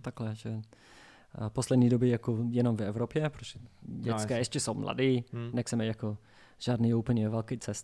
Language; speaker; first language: Czech; non-native, learner; English